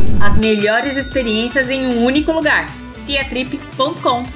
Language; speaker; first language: Portuguese; native; Portuguese